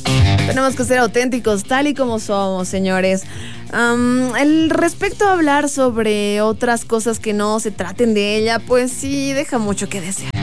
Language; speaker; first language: Spanish; native; Spanish